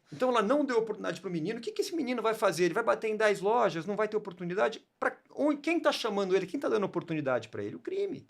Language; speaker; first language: Portuguese; native; Portuguese